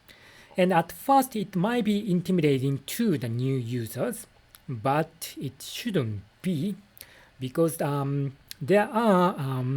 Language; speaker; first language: English; non-native, fluent; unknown